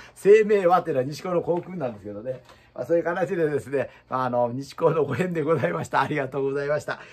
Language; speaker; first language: Japanese; native; Japanese